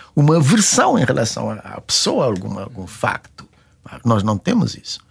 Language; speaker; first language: Portuguese; non-native, local second language; Kabuverdianu